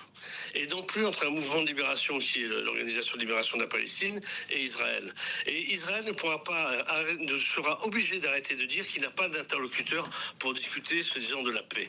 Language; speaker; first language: French; native; French